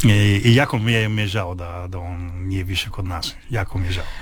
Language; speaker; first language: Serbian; early bilingual, heritage; Italian